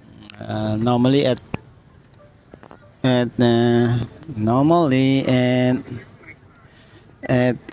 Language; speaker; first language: English; non-native, learner; Khmer